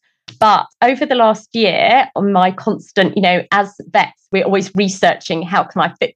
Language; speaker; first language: English; native; English